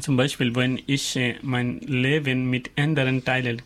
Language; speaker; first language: German; non-native, learner; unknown